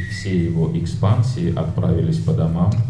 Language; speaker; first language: Russian; native; Russian